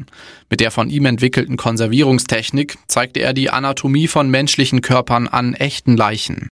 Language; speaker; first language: German; native; German